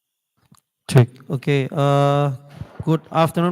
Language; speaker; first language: English; non-native, fluent; Indonesian